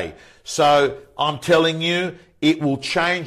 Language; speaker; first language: English; native; English